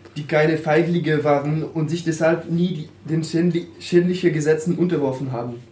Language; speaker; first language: German; non-native, fluent; French